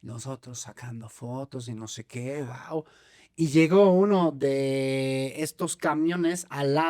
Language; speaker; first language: Spanish; non-native, fluent; German